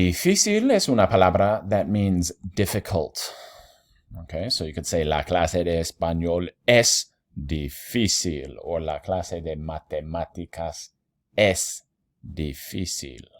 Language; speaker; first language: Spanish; non-native, fluent; English